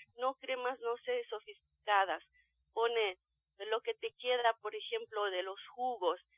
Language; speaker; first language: Spanish; non-native, fluent; Romanian